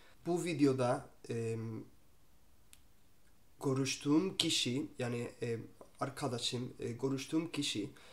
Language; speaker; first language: Turkish; non-native, learner; Spanish